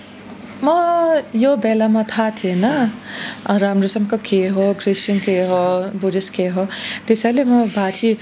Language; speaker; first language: Nepali; non-native, learner; German